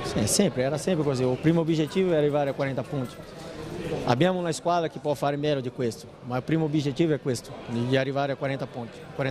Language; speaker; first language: Italian; non-native, fluent; Portuguese